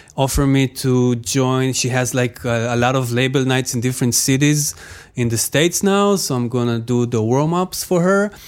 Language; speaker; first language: English; non-native, fluent; Hebrew